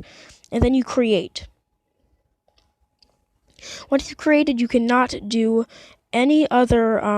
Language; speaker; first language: English; native; English